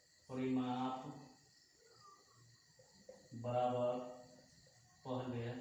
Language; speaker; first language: Hindi; native; Hindi